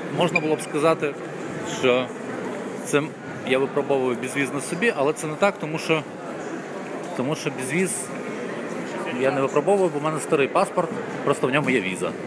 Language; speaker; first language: Ukrainian; native; Ukrainian